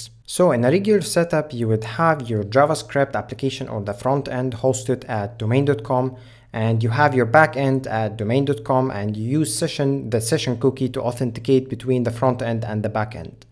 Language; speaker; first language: English; non-native, fluent; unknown